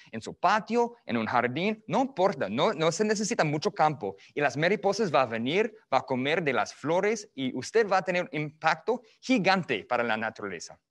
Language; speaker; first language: Spanish; non-native, fluent; English